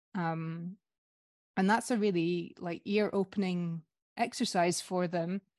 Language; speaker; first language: English; native; English